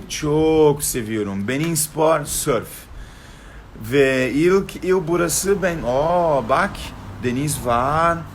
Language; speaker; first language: Turkish; non-native, learner; Portuguese